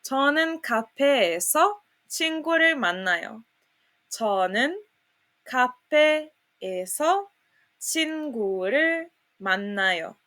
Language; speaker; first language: Korean; non-native, fluent; Serbian